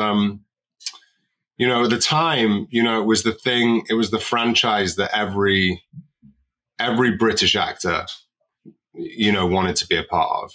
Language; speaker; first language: English; native; English